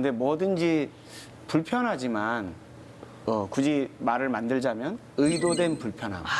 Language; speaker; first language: Korean; native; Korean